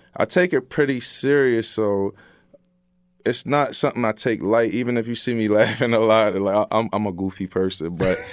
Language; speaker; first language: English; native; English